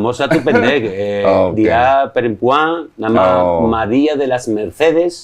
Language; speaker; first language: Indonesian; non-native, learner; Spanish